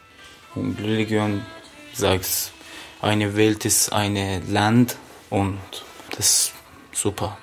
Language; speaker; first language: German; non-native, learner; Persian